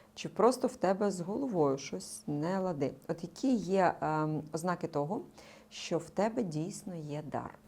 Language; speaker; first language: Ukrainian; native; Ukrainian